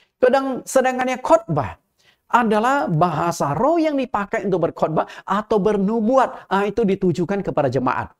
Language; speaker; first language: Indonesian; native; Indonesian